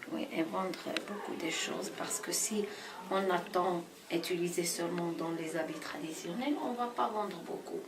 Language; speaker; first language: French; non-native, local second language; Arabic